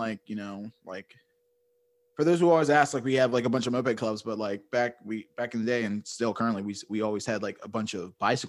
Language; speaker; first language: English; native; English